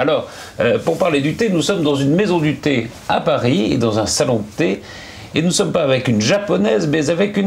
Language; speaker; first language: French; native; French